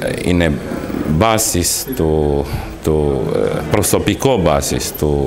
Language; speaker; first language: Greek; non-native, learner; Romanian